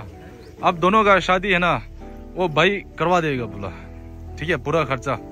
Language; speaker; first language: Hindi; non-native, local second language; Tibetan